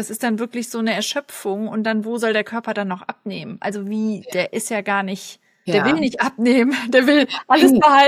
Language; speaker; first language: German; native; German